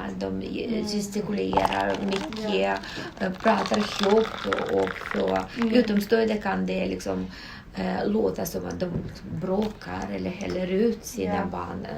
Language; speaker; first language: Swedish; non-native, local second language; Russian